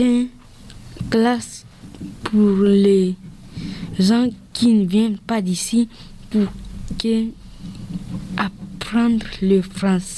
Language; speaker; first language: French; early bilingual, other home language; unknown